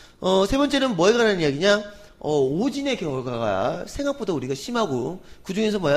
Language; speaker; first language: Korean; native; Korean